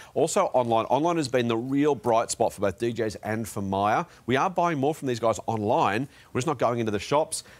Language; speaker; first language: English; native; English